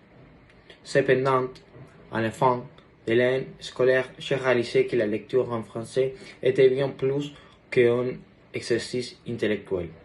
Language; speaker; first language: French; non-native, learner; Spanish